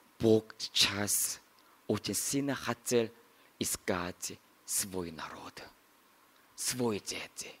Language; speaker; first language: Russian; non-native, learner; Korean